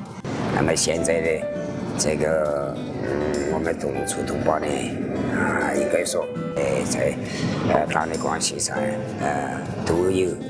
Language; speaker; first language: Chinese; non-native, local second language; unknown